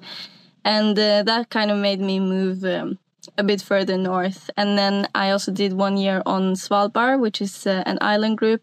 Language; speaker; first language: English; non-native, fluent; Norwegian